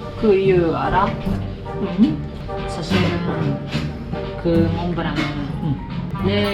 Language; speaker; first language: Korean; non-native, learner; Japanese